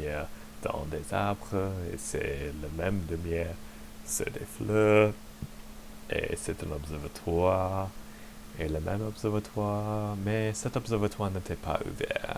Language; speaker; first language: French; non-native, learner; English